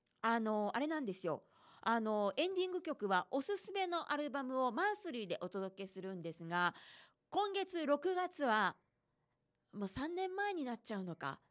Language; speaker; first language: Japanese; native; Japanese